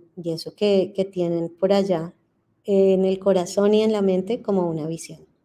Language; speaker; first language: Spanish; native; Spanish